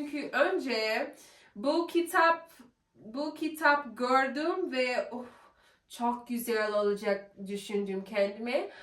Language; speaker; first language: Turkish; non-native, learner; English